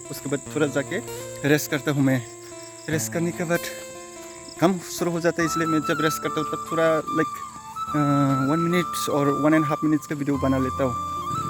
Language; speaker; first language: Hindi; non-native, local second language; Kok Borok